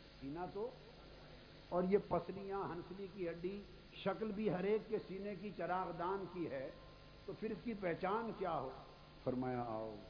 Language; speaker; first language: Urdu; non-native, local second language; Punjabi